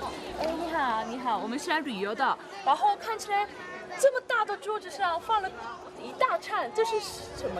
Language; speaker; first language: Chinese; non-native, learner; Korean